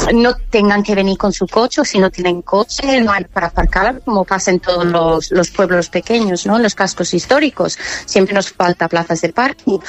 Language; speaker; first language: Spanish; non-native, fluent; English